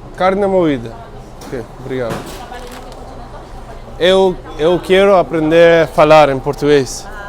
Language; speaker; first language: Portuguese; non-native, learner; Dutch